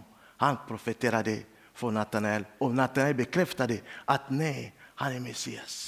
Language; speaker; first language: Swedish; non-native, learner; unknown